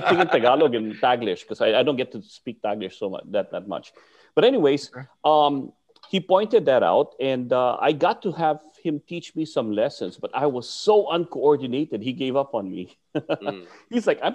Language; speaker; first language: English; non-native, local second language; Filipino